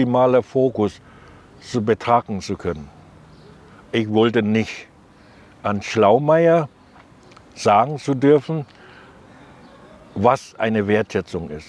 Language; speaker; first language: German; non-native, learner; Thai